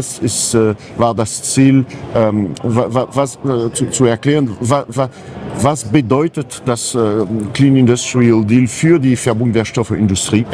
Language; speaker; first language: German; non-native, fluent; French